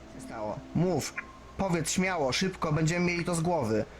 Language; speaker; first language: Polish; native; Polish